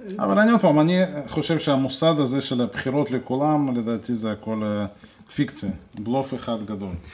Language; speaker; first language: Hebrew; non-native, fluent; Russian